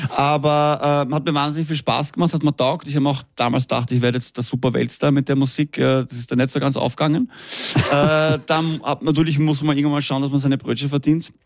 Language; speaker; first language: German; native; German